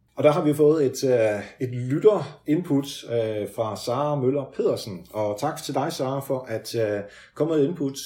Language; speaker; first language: Danish; early bilingual, other home language; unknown